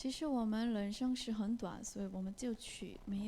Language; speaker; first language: Chinese; non-native, fluent; Korean